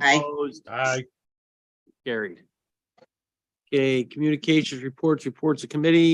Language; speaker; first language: English; native; English